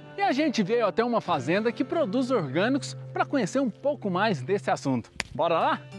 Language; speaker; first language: Portuguese; native; Portuguese